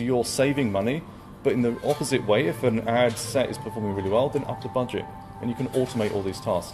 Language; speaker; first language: English; native; English